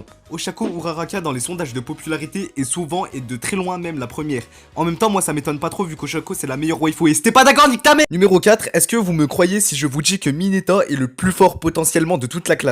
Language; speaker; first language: French; native; French